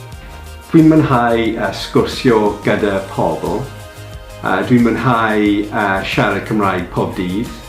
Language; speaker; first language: Welsh; non-native, local second language; English